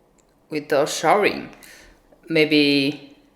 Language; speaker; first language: English; non-native, learner; Chinese